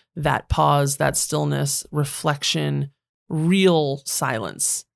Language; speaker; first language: English; native; English